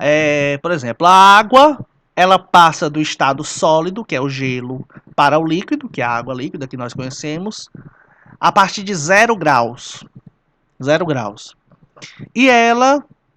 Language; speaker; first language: Portuguese; native; Portuguese